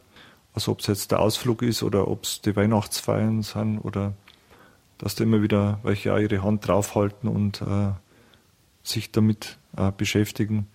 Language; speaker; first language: German; native; German